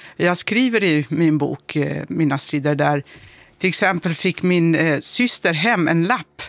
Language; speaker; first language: Swedish; non-native, fluent; Kurdish